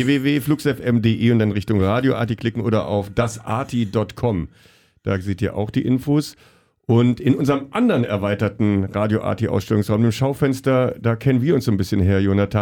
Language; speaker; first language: German; native; German